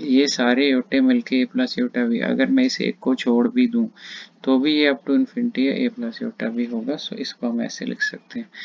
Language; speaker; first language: Hindi; non-native, local second language; Punjabi